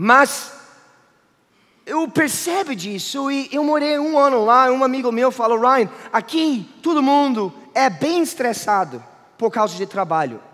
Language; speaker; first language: Portuguese; non-native, fluent; English